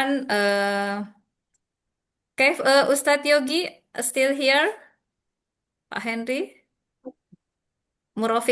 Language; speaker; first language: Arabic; non-native, learner; Indonesian